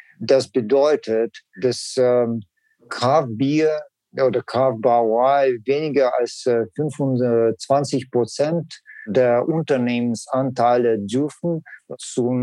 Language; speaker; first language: German; non-native, learner; Russian